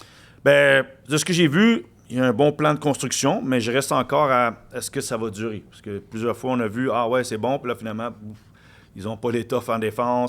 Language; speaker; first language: French; native; French